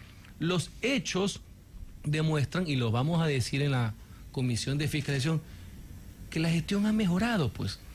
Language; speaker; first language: Spanish; native; Spanish